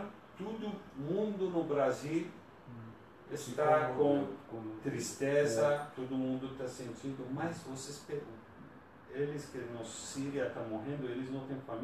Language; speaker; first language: Portuguese; non-native, learner; Persian